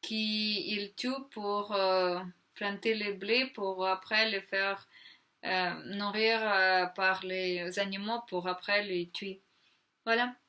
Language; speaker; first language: French; non-native, fluent; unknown